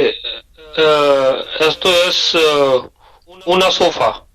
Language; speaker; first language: Spanish; non-native, learner; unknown